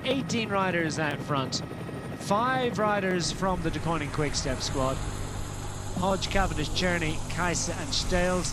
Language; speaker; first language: English; native; English